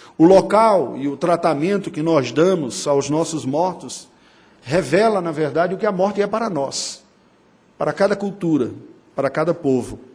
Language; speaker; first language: Portuguese; native; Portuguese